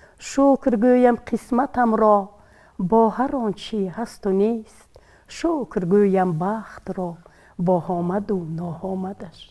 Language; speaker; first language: Tajik; non-native, local second language; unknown